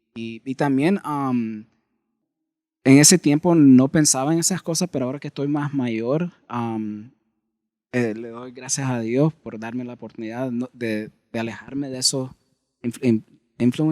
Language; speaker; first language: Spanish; early bilingual, heritage; Spanish